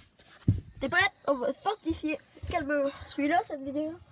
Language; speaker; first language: French; native; French